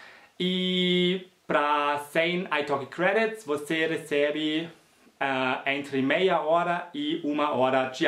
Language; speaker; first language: Portuguese; non-native, fluent; German